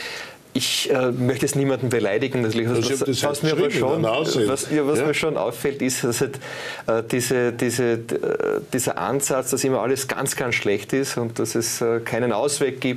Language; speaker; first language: German; native; German